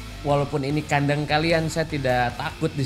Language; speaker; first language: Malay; non-native, local second language; Indonesian